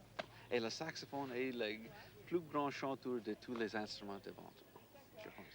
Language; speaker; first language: French; non-native, fluent; English